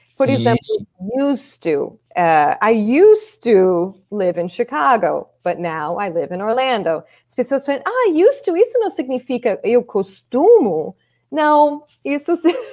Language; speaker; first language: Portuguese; non-native, fluent; English